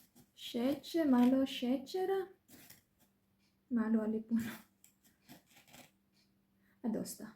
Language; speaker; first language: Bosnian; non-native, learner; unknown